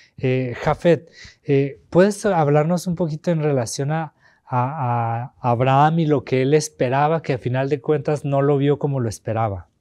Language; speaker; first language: Spanish; native; Spanish